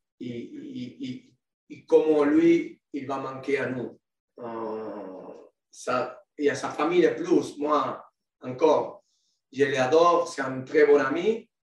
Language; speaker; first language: French; non-native, learner; Spanish